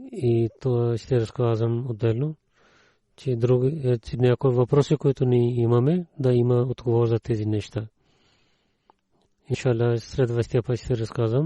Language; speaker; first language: Bulgarian; non-native, learner; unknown